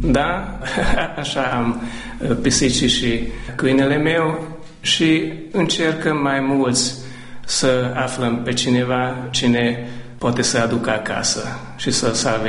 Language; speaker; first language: Romanian; non-native, local second language; Hungarian